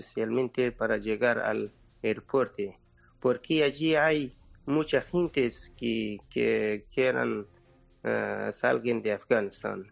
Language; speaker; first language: Spanish; non-native, learner; Persian